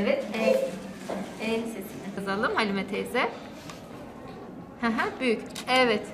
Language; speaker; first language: Turkish; native; Turkish